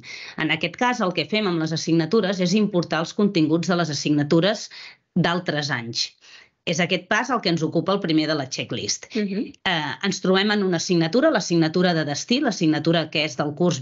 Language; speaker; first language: Catalan; native; Catalan